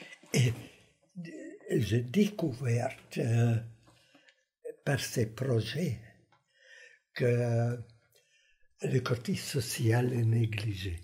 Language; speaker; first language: French; non-native, fluent; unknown